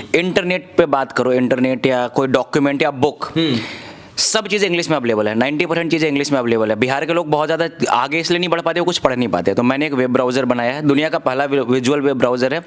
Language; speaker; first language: Hindi; native; Hindi